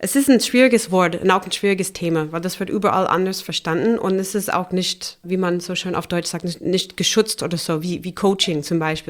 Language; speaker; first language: German; non-native, fluent; English